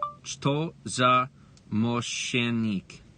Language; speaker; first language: Russian; non-native, learner; English